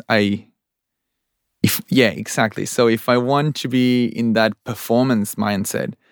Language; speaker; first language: English; non-native, fluent; Spanish